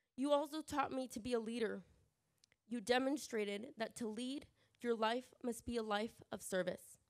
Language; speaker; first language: English; early bilingual, other home language; Spanish